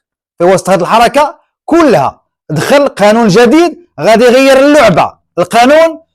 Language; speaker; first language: Arabic; native; Arabic